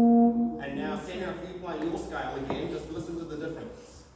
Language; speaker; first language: English; native; English